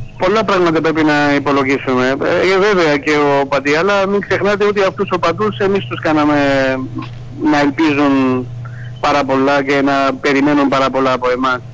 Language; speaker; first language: Greek; non-native, fluent; Georgian